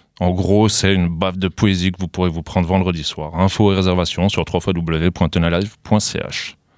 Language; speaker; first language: French; native; French